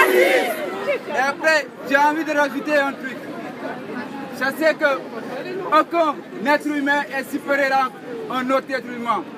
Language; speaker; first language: French; non-native, local second language; Wolof